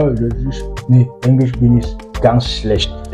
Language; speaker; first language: German; non-native, learner; French